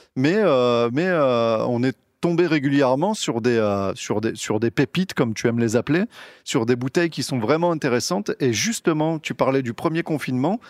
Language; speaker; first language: French; native; French